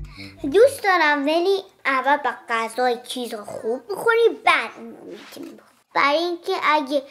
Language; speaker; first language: Persian; early bilingual, heritage; Persian